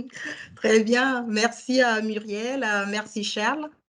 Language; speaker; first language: French; native; French